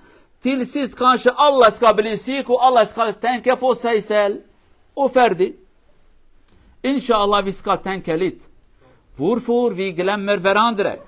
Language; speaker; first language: Swedish; non-native, learner; Kurdish